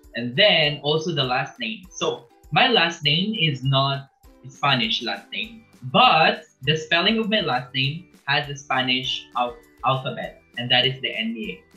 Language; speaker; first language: English; non-native, local second language; Filipino